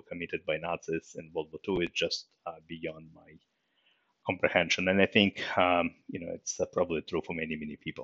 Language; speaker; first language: English; non-native, fluent; Russian